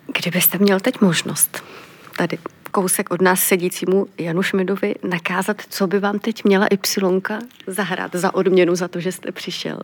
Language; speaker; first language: Czech; native; Czech